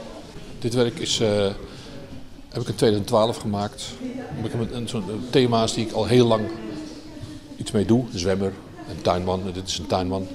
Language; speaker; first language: Dutch; native; Dutch